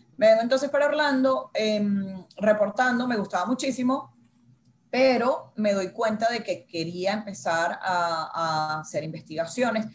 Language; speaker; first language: Spanish; native; Spanish